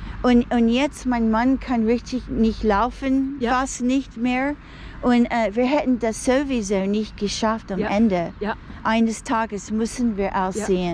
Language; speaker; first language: German; non-native, fluent; English